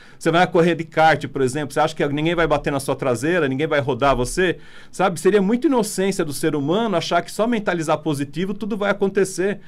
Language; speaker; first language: Portuguese; non-native, fluent; Italian